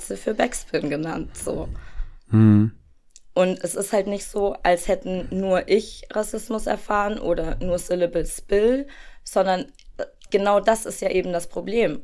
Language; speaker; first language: German; native; German